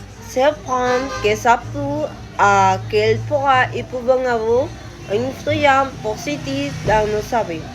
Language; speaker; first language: French; non-native, learner; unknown